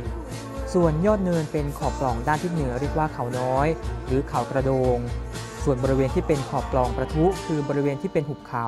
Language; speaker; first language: Thai; native; Thai